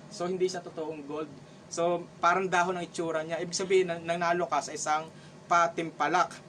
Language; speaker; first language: Filipino; non-native, local second language; Cebuano